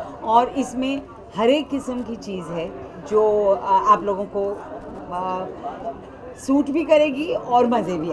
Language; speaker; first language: Hindi; native; Hindi